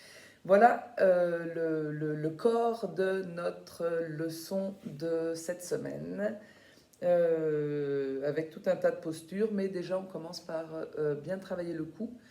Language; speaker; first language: French; native; French